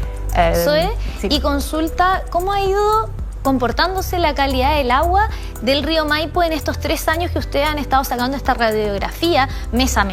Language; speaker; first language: Spanish; native; Spanish